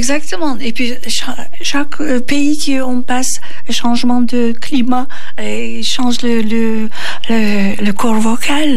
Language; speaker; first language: French; non-native, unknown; Turkish